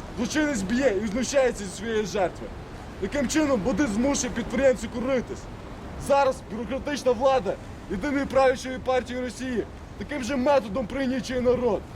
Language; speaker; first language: Ukrainian; native; Ukrainian